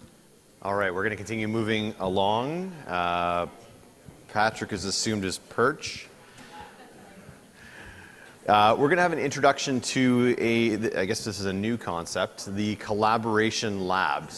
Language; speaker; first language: English; native; English